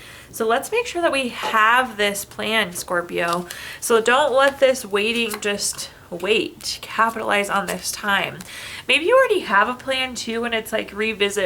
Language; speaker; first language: English; native; English